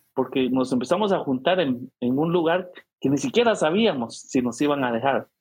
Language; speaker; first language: Spanish; native; Spanish